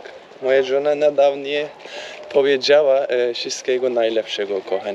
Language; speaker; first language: Polish; non-native, learner; Turkish